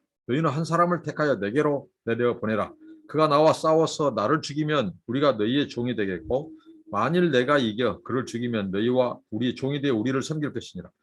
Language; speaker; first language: Korean; native; Korean